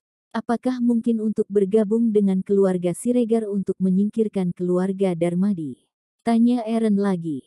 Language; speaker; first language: Indonesian; native; Indonesian